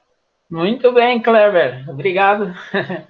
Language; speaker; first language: Portuguese; non-native, fluent; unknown